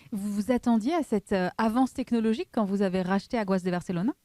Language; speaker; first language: French; native; French